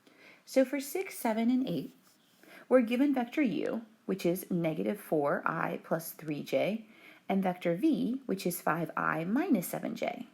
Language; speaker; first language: English; native; English